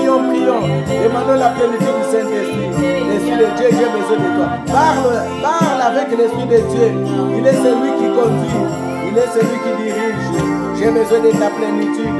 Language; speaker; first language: French; non-native, local second language; Lingala